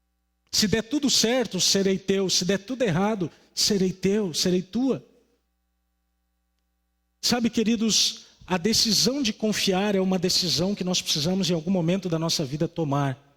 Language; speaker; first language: Portuguese; native; Portuguese